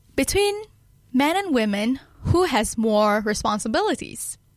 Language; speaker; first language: English; non-native, local second language; Malay